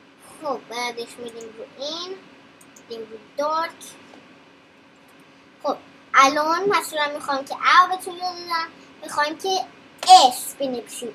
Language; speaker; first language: Persian; early bilingual, heritage; Persian